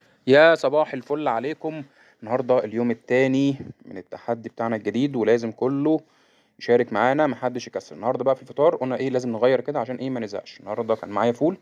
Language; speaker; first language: Arabic; native; Arabic